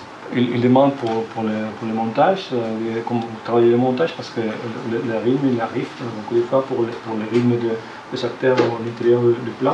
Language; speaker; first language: French; non-native, fluent; Spanish